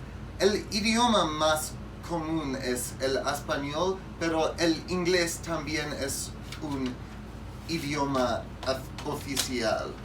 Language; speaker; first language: Spanish; non-native, learner; English